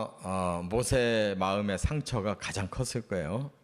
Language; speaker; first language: Korean; native; Korean